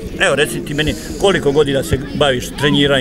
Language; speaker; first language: Serbian; native; Serbian